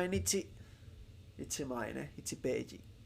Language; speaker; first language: Japanese; non-native, learner; Spanish